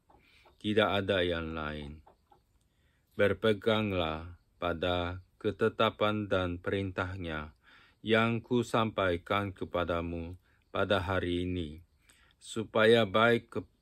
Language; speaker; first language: Indonesian; non-native, fluent; Japanese